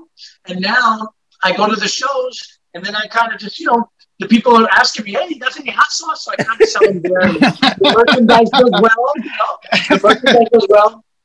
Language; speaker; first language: English; native; English